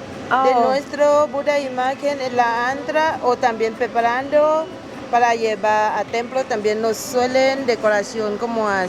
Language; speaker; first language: Spanish; non-native, learner; Thai